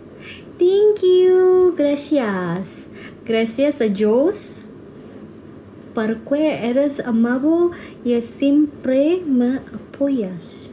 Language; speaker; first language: Spanish; non-native, learner; Indonesian